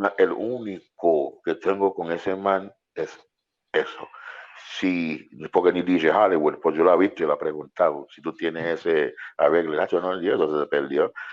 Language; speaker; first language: Spanish; non-native, fluent; English